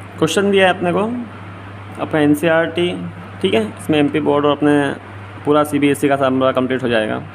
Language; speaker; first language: Hindi; native; Hindi